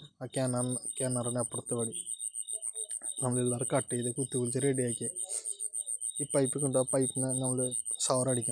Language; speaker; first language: Malayalam; non-native, learner; Bangla